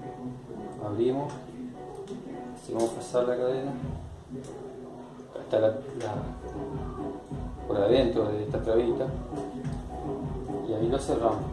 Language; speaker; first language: Spanish; native; Spanish